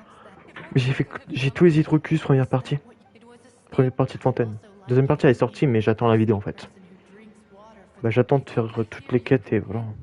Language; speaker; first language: French; native; French